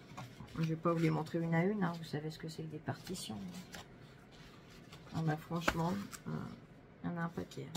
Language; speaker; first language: French; native; French